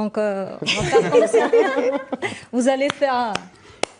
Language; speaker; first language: French; non-native, fluent; Portuguese